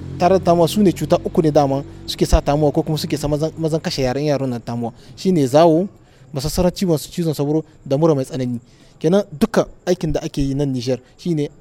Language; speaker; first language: Hausa; non-native, local second language; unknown